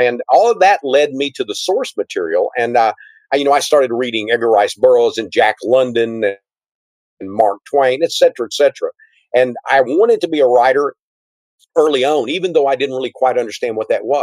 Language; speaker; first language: English; native; English